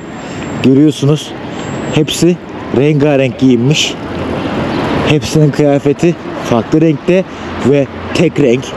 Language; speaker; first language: Turkish; native; Turkish